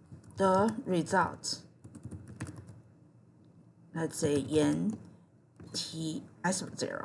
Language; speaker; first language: English; non-native, fluent; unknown